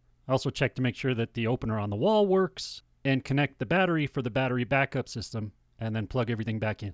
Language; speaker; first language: English; native; English